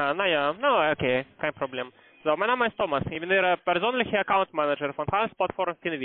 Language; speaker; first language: German; non-native, learner; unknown